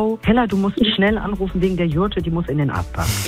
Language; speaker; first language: German; native; German